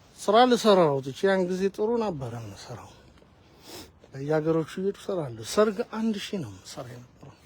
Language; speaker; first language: Amharic; native; Amharic